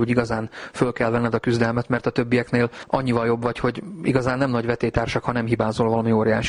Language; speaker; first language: Hungarian; native; Hungarian